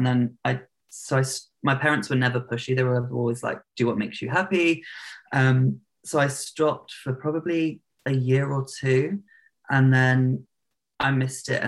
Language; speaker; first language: English; native; English